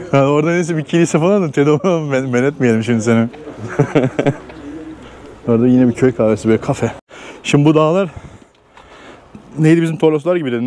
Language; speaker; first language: Turkish; native; Turkish